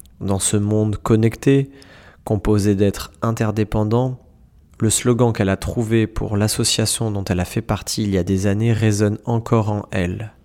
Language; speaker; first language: French; native; French